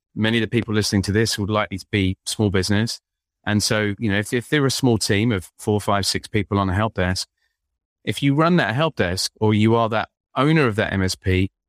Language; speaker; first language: English; native; English